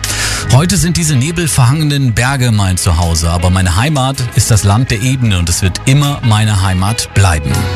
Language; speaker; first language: German; native; German